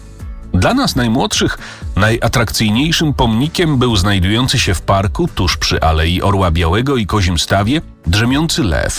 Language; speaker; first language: Polish; native; Polish